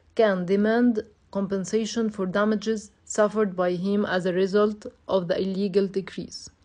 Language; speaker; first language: English; non-native, fluent; Arabic